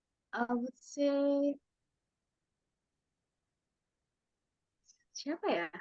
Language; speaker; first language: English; non-native, fluent; Indonesian